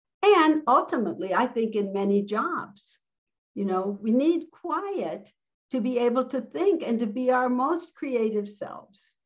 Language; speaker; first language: English; early bilingual, other home language; Spanish